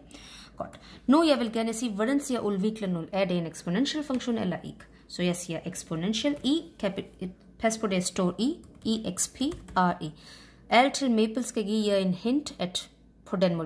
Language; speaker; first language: Danish; non-native, fluent; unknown